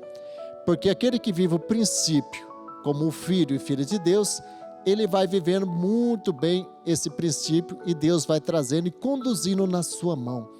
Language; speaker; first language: Portuguese; native; Portuguese